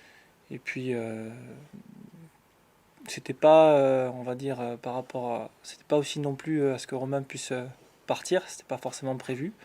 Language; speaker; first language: French; native; French